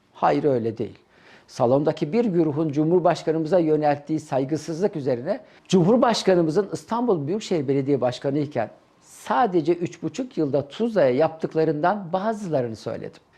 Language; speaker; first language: Turkish; native; Turkish